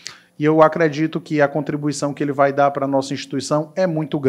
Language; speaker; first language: Portuguese; native; Portuguese